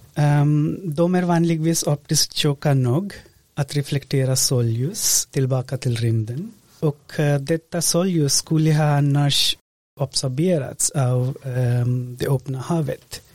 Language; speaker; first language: Swedish; non-native, fluent; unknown